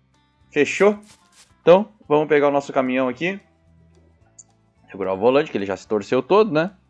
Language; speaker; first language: Portuguese; native; Portuguese